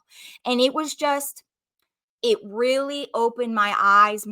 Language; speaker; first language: English; native; English